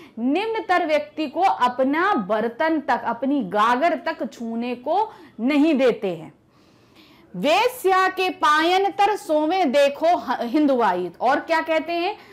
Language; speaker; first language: Hindi; native; Hindi